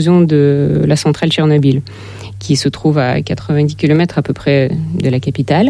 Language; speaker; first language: French; non-native, fluent; Russian